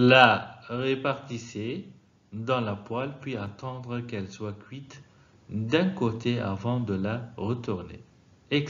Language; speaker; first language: French; non-native, fluent; Arabic